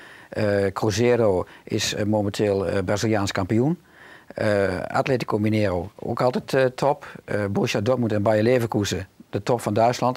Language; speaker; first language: Dutch; native; Dutch